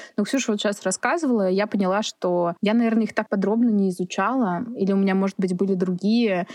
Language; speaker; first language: Russian; native; Russian